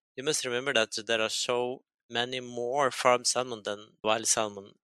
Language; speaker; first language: English; non-native, fluent; Norwegian